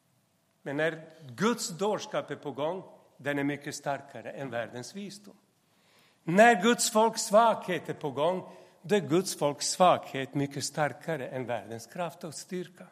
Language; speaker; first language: Swedish; non-native, fluent; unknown